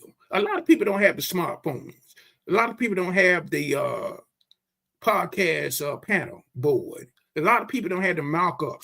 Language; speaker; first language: English; native; English